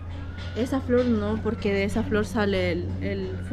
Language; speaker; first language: Spanish; native; Spanish